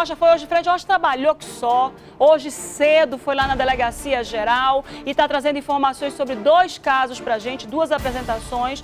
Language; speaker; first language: Portuguese; native; Portuguese